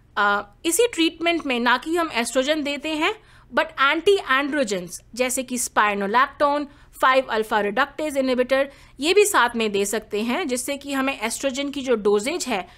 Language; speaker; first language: Hindi; native; Hindi